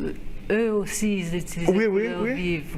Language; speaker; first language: French; non-native, local second language; Haitian Creole